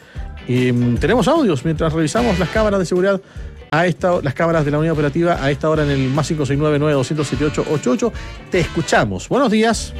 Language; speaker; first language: Spanish; native; Spanish